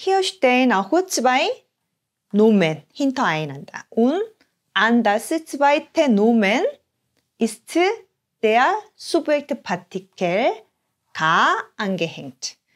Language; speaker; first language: German; non-native, fluent; Korean